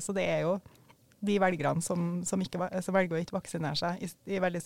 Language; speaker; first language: Norwegian; native; Norwegian